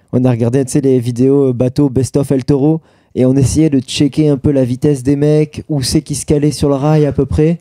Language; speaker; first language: French; native; French